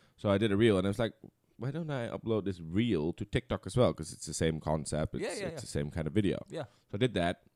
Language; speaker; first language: English; non-native, fluent; Dutch